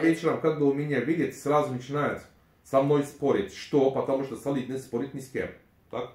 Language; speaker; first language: Russian; non-native, learner; Turkish